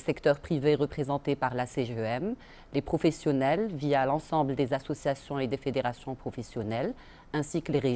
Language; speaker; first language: French; non-native, local second language; Arabic